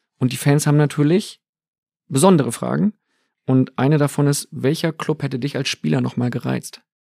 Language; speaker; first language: German; native; German